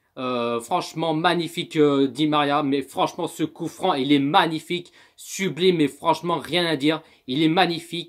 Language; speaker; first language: French; native; French